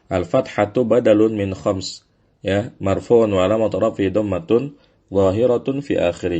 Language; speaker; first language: Arabic; non-native, fluent; Indonesian